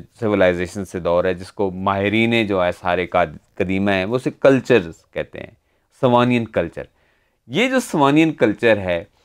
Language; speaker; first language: Urdu; native; Urdu